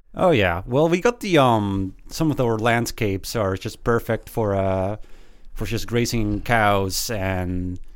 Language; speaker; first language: English; early bilingual, other home language; Spanish